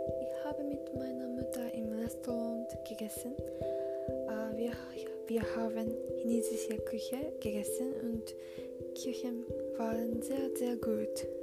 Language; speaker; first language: German; non-native, learner; Japanese